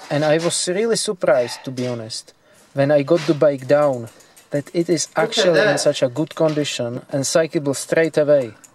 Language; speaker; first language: English; non-native, fluent; Czech